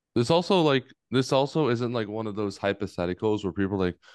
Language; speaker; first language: English; native; English